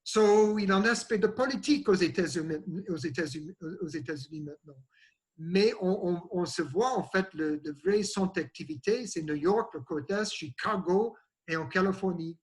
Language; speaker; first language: French; non-native, learner; English